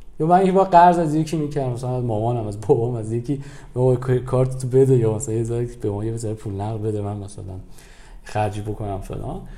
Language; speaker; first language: Persian; native; Persian